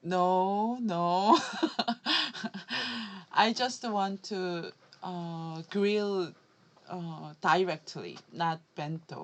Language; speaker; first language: English; non-native, learner; Korean